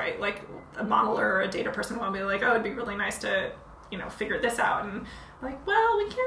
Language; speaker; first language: English; native; English